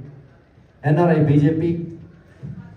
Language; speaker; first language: Telugu; native; Telugu